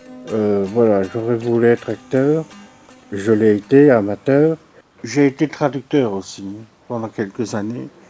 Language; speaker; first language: French; non-native, fluent; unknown